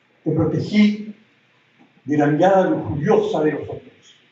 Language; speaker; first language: Spanish; native; Spanish